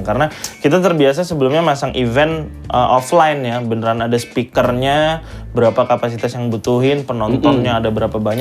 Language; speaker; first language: Indonesian; native; Indonesian